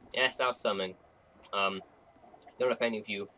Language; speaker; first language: English; native; English